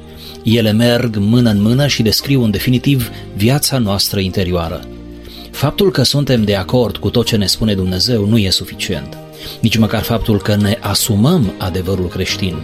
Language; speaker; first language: Romanian; native; Romanian